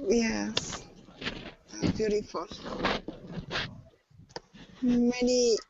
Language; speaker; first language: English; non-native, learner; Spanish